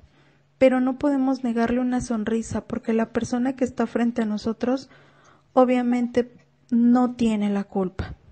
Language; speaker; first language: Spanish; native; Spanish